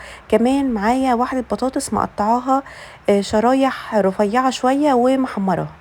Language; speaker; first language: Arabic; native; Arabic